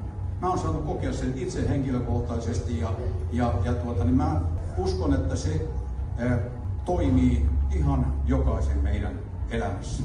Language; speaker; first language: Finnish; native; Finnish